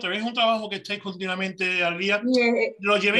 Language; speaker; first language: Spanish; native; Spanish